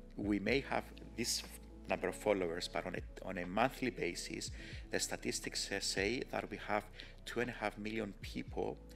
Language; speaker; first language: English; non-native, fluent; Greek